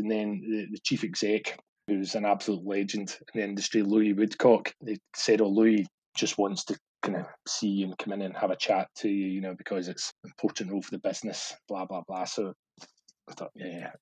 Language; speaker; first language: English; native; English